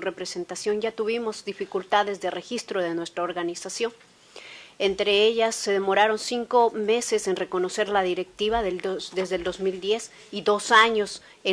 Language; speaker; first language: Spanish; native; Spanish